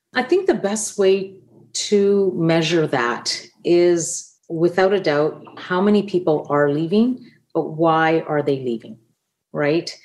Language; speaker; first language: English; non-native, fluent; Italian